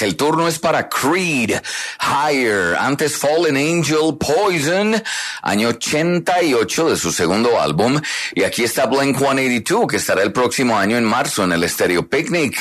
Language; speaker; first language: Spanish; native; Spanish